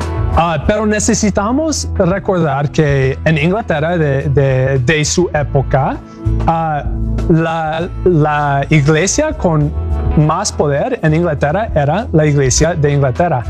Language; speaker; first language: Spanish; non-native, learner; English